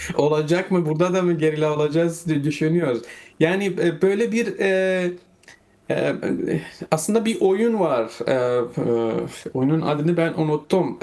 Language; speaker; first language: Turkish; non-native, fluent; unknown